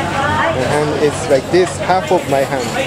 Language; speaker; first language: English; non-native, learner; Japanese